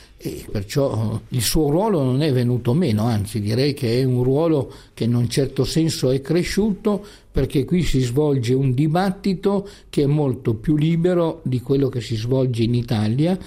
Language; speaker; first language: Italian; native; Italian